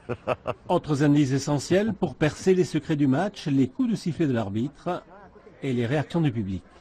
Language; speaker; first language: French; native; French